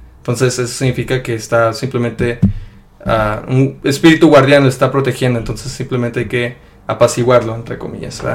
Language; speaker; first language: Spanish; early bilingual, heritage; Spanish